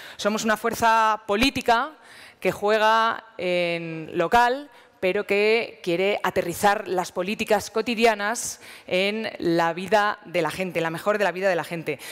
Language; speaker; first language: Spanish; native; Spanish